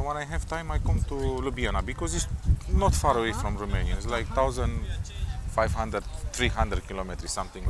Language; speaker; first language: English; non-native, learner; Romanian